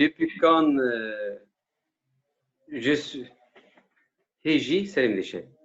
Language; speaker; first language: French; non-native, learner; Kurdish